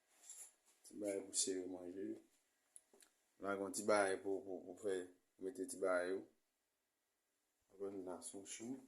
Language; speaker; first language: French; non-native, learner; Haitian Creole